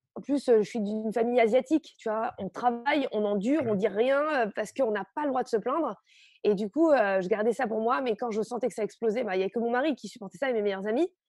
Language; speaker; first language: French; native; French